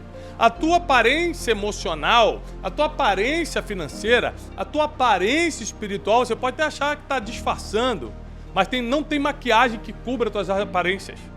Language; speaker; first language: Portuguese; native; Portuguese